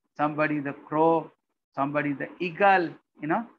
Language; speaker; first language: English; non-native, local second language; Odia